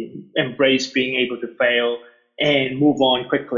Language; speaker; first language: English; non-native, local second language; Cantonese